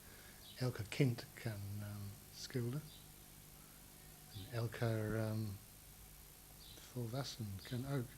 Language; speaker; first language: Dutch; non-native, learner; English